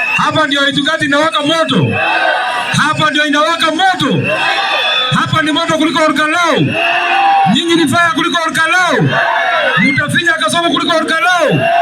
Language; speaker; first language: Swahili; non-native, local second language; Kikuyu